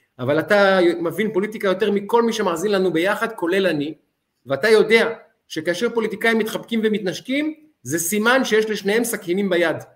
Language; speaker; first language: Hebrew; native; Hebrew